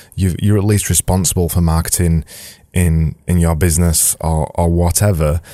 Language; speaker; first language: English; native; English